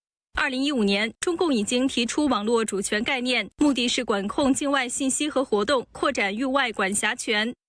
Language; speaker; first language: Chinese; native; Chinese